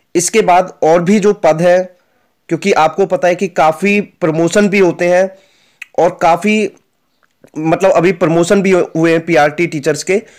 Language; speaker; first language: Hindi; native; Hindi